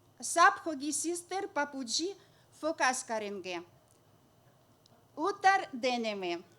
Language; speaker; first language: Hindi; non-native, learner; Russian